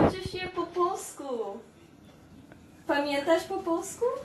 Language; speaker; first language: Polish; non-native, learner; English